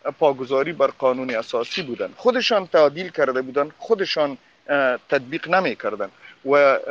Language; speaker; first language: Persian; non-native, local second language; Pashto